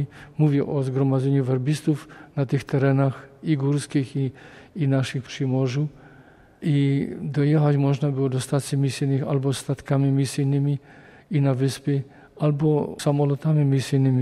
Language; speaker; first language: Polish; native; Polish